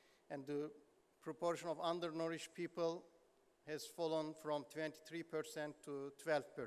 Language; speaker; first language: English; non-native, fluent; Turkish